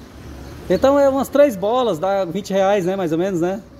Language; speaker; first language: Portuguese; native; Portuguese